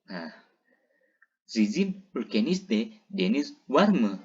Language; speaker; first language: Turkish; non-native, fluent; Indonesian